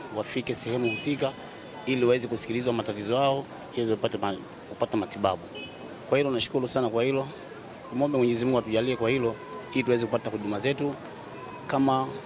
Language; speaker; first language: Swahili; native; Swahili